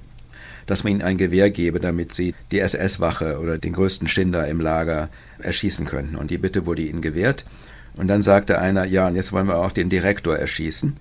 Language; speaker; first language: German; native; German